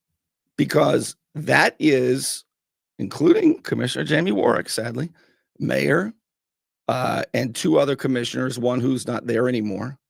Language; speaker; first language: English; native; English